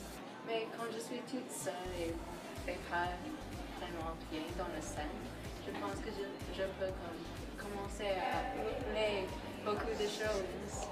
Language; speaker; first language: French; non-native, learner; English